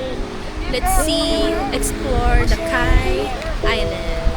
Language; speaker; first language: English; non-native, local second language; Filipino